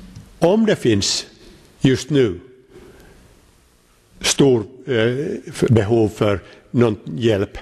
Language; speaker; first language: Swedish; non-native, local second language; Finnish